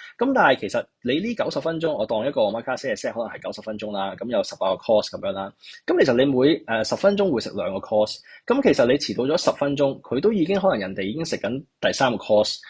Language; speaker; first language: Cantonese; native; Cantonese